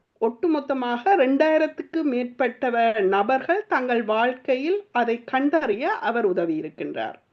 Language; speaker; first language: Tamil; native; Tamil